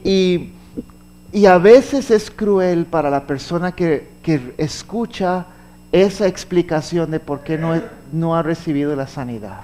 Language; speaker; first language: Spanish; native; Spanish